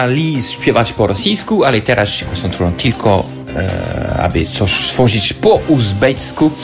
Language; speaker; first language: Polish; non-native, learner; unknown